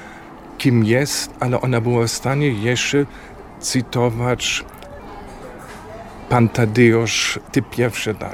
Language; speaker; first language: Polish; non-native, learner; German